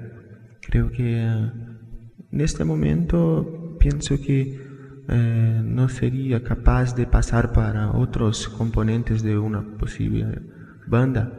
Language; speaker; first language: Spanish; non-native, fluent; Portuguese